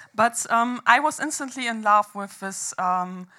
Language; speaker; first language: English; non-native, fluent; German